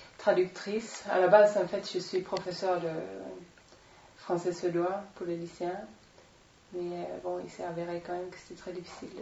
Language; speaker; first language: French; non-native, fluent; Swedish